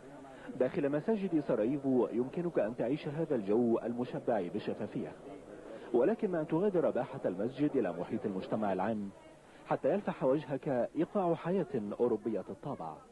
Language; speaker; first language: Arabic; native; Arabic